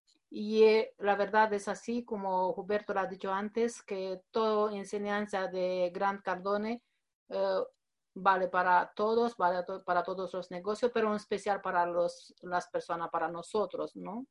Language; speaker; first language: Spanish; non-native, fluent; Romanian